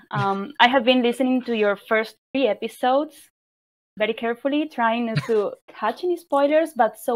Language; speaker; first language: English; non-native, fluent; Spanish